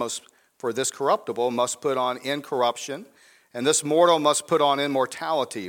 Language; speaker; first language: English; native; English